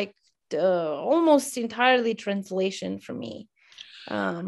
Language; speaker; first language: English; non-native, fluent; Romanian